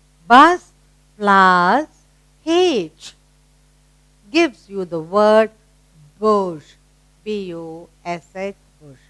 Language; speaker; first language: English; non-native, local second language; Tamil